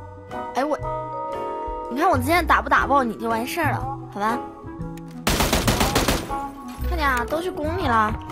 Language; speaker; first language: Chinese; native; Chinese